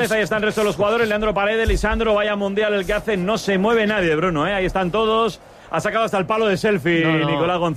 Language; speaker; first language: Spanish; native; Spanish